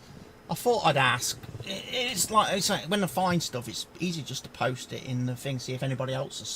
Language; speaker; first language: English; native; English